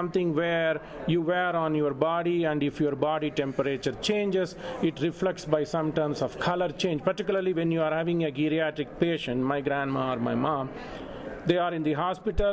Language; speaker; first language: English; non-native, local second language; Tamil